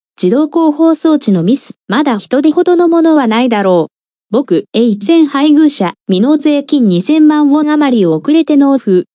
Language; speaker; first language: Japanese; non-native, fluent; Korean